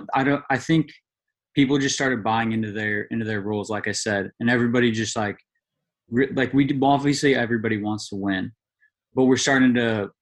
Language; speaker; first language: English; native; English